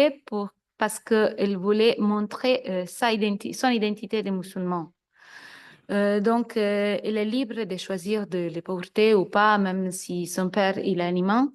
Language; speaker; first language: French; non-native, fluent; Italian